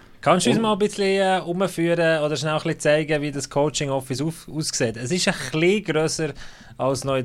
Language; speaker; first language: German; native; German